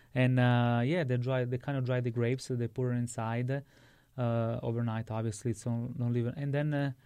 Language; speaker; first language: English; non-native, fluent; Italian